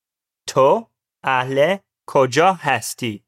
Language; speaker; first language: Persian; non-native, learner; English